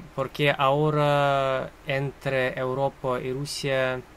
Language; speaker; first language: Spanish; non-native, learner; Russian